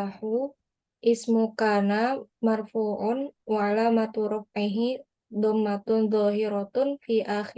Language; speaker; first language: Arabic; non-native, learner; Indonesian